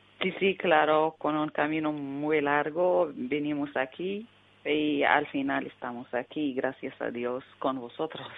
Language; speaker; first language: Spanish; non-native, learner; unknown